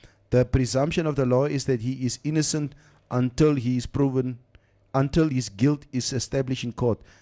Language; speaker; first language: English; non-native, local second language; Afrikaans